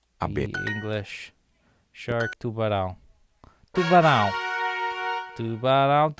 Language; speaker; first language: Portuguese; non-native, learner; English